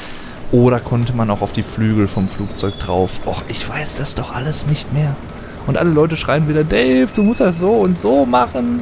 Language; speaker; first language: German; native; German